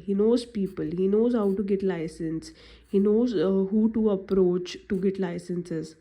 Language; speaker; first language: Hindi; native; Hindi